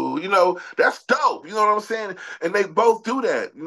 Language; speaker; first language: English; native; English